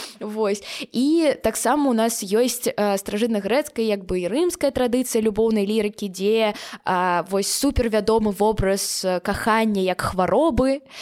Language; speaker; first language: Belarusian; non-native, local second language; Russian